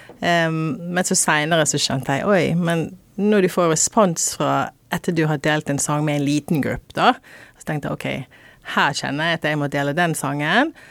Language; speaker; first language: Norwegian; non-native, fluent; English